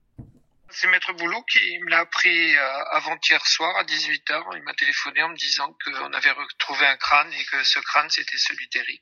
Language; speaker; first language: French; native; French